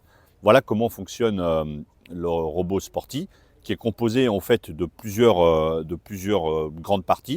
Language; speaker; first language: French; native; French